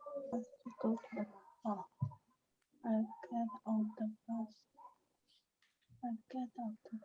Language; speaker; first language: English; non-native, learner; Chinese